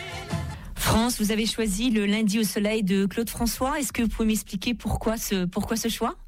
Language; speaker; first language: French; native; French